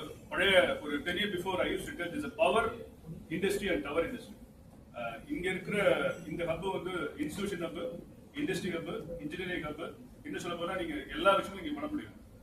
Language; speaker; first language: English; non-native, local second language; Tamil